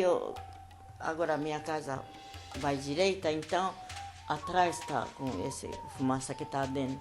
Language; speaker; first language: Portuguese; non-native, learner; Japanese